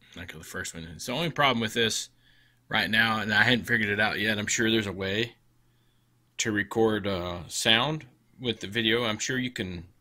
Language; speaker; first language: English; native; English